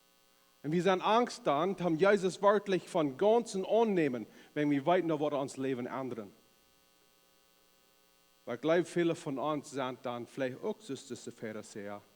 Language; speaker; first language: German; non-native, learner; Plautdietsch